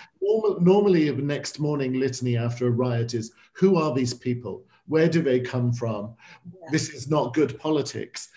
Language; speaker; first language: English; native; English